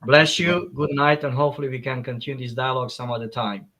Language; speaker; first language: English; non-native, fluent; Romanian